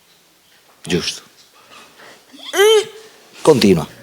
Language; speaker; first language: Italian; native; Italian